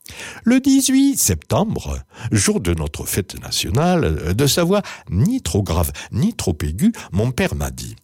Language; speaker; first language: French; native; French